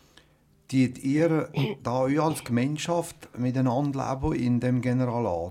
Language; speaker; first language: German; native; German